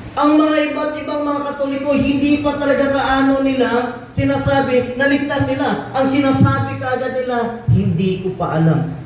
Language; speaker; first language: Filipino; non-native, local second language; Cebuano